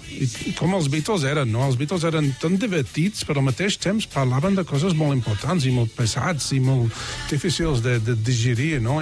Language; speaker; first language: Catalan; non-native, fluent; English